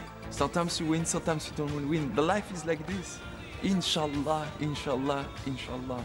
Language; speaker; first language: English; non-native, learner; Arabic